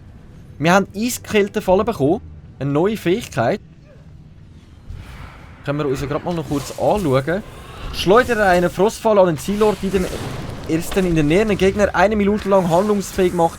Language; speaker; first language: German; native; German